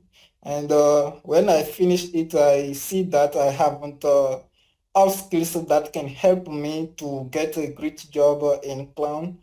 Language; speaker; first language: English; non-native, learner; French